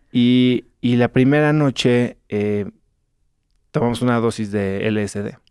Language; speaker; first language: Spanish; native; Spanish